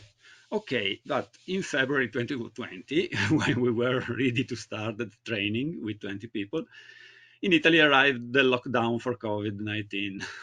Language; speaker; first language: English; non-native, learner; Italian